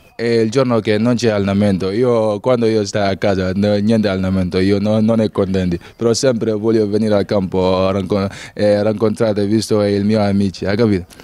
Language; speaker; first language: Italian; non-native, learner; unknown